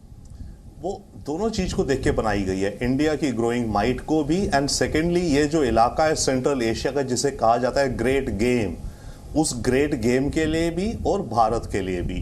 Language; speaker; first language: Hindi; native; Hindi